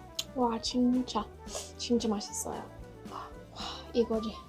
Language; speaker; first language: Korean; non-native, learner; English